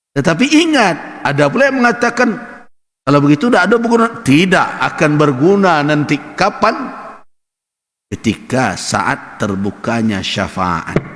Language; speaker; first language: Malay; non-native, local second language; Minangkabau